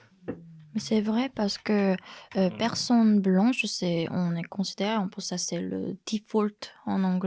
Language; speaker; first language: French; non-native, fluent; Korean